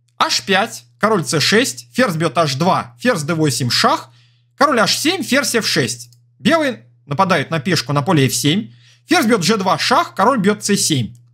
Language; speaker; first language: Russian; native; Russian